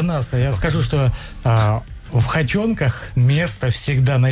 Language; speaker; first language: Russian; native; Russian